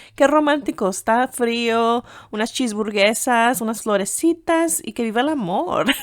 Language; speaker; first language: Spanish; early bilingual, heritage; Spanish